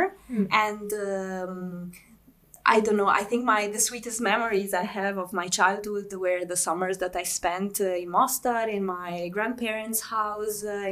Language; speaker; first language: English; non-native, fluent; Italian